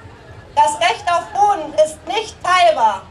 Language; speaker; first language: German; native; German